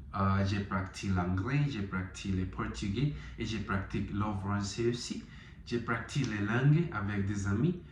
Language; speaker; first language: French; non-native, learner; Spanish